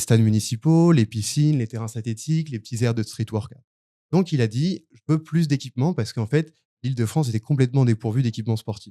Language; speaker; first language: French; native; French